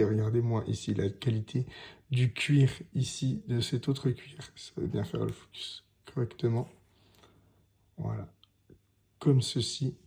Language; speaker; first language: French; native; French